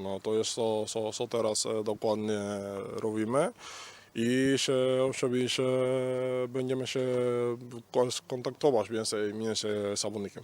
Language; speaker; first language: Polish; non-native, learner; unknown